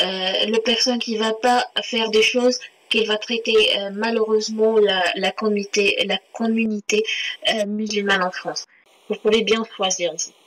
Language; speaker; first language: French; non-native, learner; Arabic